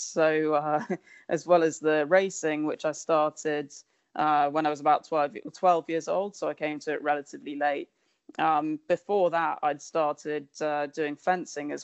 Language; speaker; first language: English; native; English